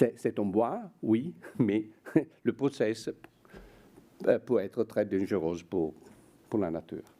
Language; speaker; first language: French; non-native, fluent; Italian